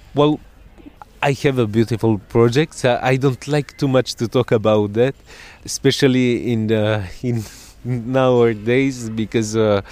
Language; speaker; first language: English; non-native, fluent; Serbian